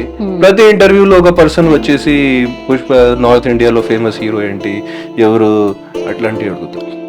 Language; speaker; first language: Telugu; non-native, fluent; Hindi